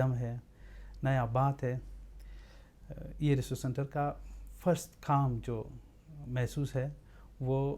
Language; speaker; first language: Hindi; non-native, fluent; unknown